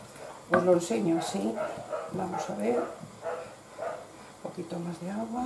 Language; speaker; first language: Spanish; native; Spanish